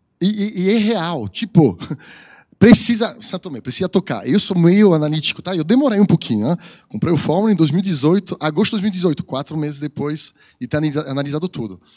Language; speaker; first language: Portuguese; non-native, fluent; French